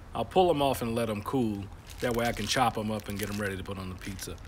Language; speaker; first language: English; native; English